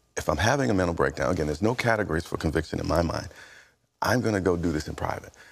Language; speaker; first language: English; native; English